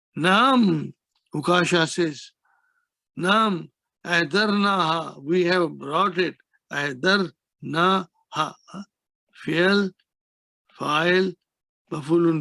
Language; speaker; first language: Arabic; non-native, fluent; Urdu